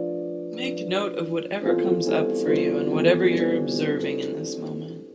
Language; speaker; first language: English; native; English